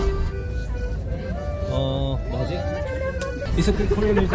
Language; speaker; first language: English; non-native, learner; Korean